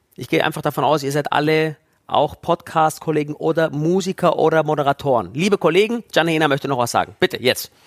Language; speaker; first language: German; early bilingual, other home language; Italian